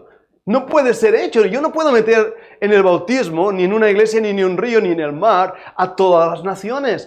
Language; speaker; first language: Spanish; native; Spanish